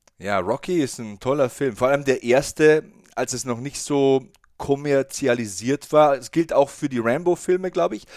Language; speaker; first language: German; native; German